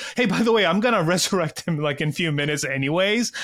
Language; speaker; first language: English; early bilingual, other home language; Korean